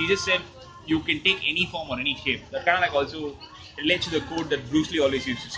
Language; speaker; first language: English; non-native, local second language; Tamil